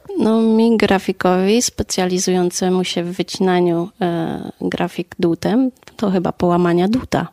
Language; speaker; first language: Polish; native; Polish